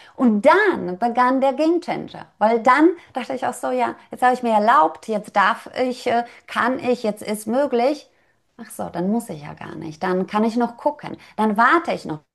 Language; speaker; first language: German; non-native, fluent; Polish